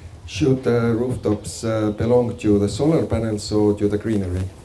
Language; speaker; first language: English; non-native, fluent; Estonian